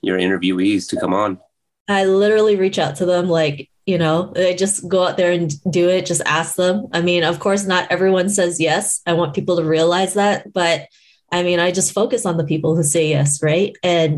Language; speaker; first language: English; native; English